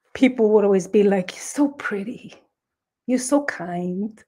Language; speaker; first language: English; native; English